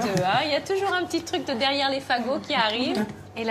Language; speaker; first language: French; native; French